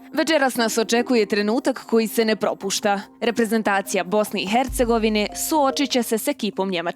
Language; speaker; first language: Bosnian; native; Bosnian